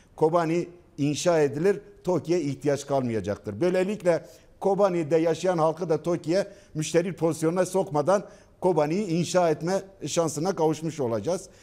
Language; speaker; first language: Turkish; non-native, local second language; Kurdish